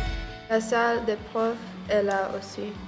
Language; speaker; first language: French; non-native, learner; Croatian